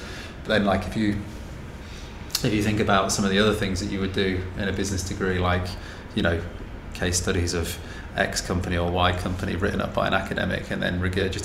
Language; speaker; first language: English; native; English